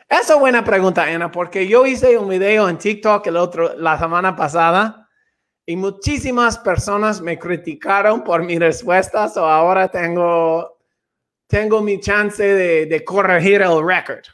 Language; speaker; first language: Spanish; non-native, fluent; English